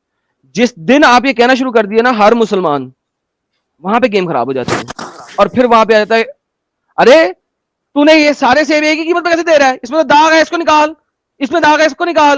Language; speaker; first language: Hindi; native; Hindi